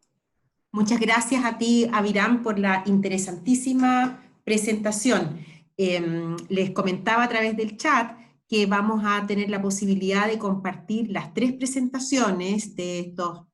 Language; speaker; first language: Spanish; native; Spanish